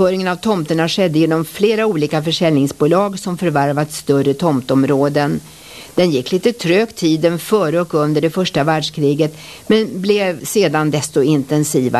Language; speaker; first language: Swedish; native; Swedish